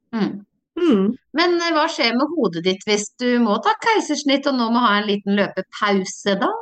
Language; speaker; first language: Norwegian; native; Norwegian